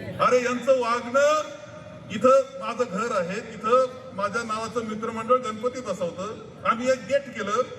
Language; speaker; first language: Marathi; native; Marathi